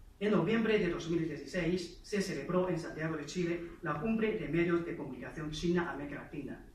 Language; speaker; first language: Spanish; non-native, fluent; Chinese